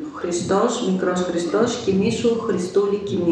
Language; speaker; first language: Greek; non-native, fluent; Ukrainian